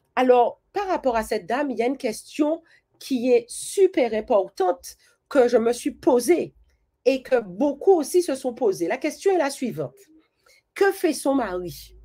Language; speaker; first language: French; native; French